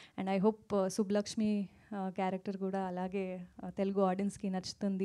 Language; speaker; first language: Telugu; non-native, fluent; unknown